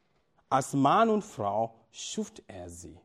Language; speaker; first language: German; non-native, fluent; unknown